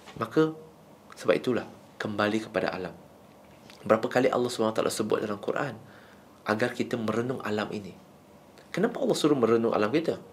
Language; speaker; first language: Malay; non-native, local second language; Chinese